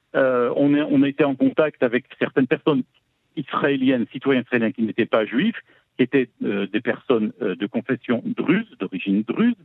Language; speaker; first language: French; native; French